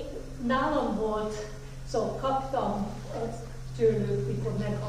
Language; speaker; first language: Hungarian; early bilingual, heritage; Hungarian